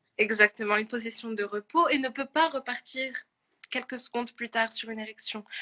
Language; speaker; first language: French; non-native, local second language; Arabic